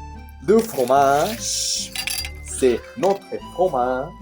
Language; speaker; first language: French; non-native, learner; Spanish